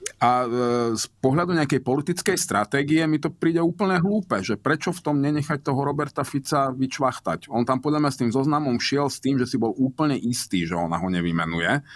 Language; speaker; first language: Slovak; non-native, local second language; Hungarian